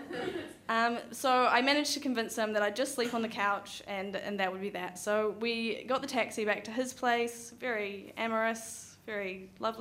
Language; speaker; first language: English; native; English